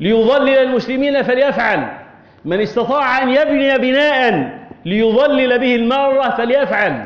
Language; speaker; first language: Arabic; native; Arabic